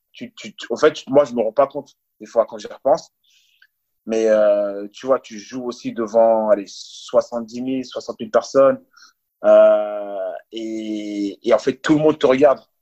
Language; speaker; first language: French; early bilingual, other home language; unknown